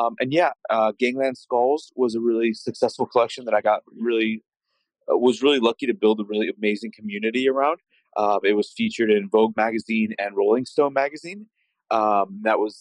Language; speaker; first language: English; native; English